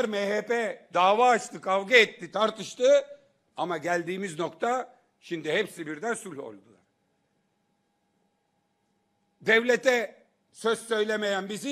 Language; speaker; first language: Turkish; native; Turkish